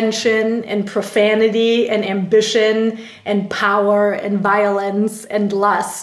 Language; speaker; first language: English; non-native, fluent; German